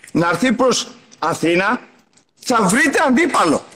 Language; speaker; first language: Greek; early bilingual, other home language; Albanian